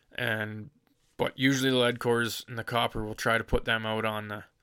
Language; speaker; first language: English; native; English